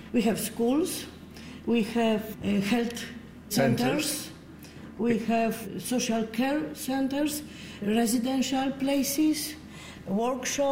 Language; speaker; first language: English; non-native, learner; Polish